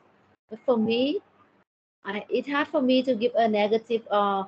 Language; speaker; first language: English; non-native, learner; Thai